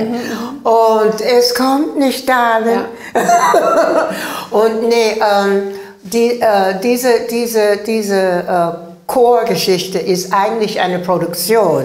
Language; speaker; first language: German; non-native, learner; English